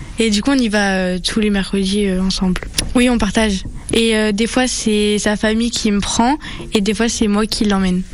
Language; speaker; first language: French; native; French